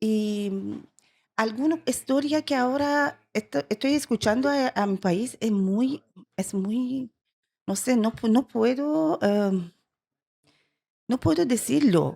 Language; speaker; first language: Spanish; non-native, learner; Persian